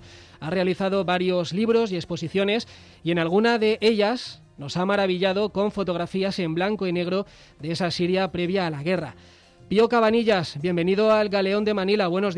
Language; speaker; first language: Spanish; native; Spanish